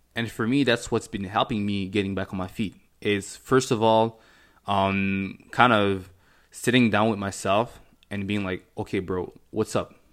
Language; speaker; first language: English; non-native, fluent; French